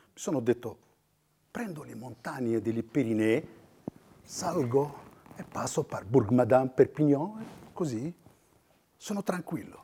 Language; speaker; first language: Italian; non-native, fluent; Riffian